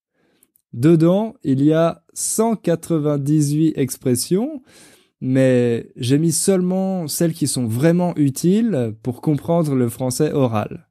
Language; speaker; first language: French; native; French